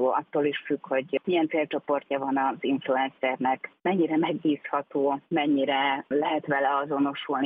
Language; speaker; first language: Hungarian; native; Hungarian